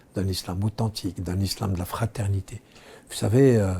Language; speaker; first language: French; non-native, local second language; Arabic